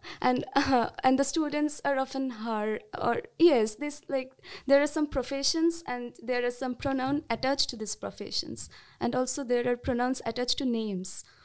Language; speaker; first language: English; non-native, local second language; Bangla